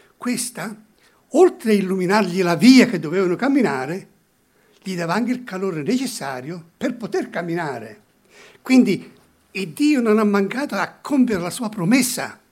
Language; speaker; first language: Italian; early bilingual, heritage; Italian